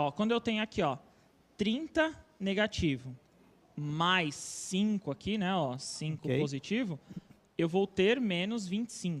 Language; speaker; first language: Portuguese; native; Portuguese